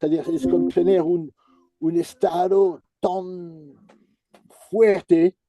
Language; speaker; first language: Spanish; non-native, fluent; French